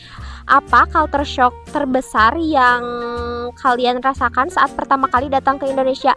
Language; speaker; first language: Indonesian; native; Indonesian